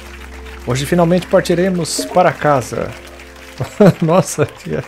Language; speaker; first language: Portuguese; native; Portuguese